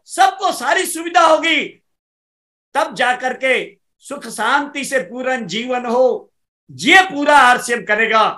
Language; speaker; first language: Hindi; native; Hindi